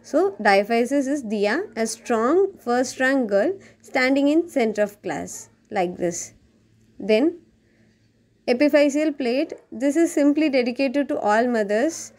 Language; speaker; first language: English; non-native, local second language; Tamil